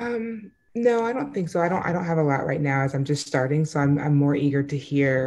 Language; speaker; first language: English; native; English